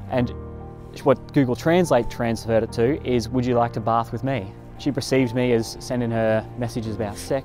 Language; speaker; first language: English; native; English